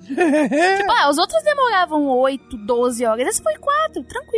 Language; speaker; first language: Portuguese; native; Portuguese